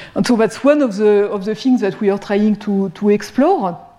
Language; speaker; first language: English; non-native, fluent; French